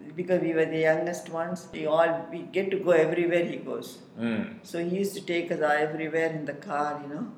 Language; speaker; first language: English; non-native, local second language; Tamil